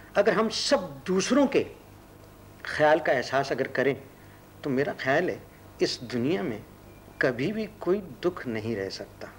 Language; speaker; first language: Urdu; non-native, local second language; Punjabi